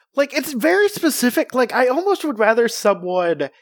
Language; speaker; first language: English; early bilingual, other home language; Spanish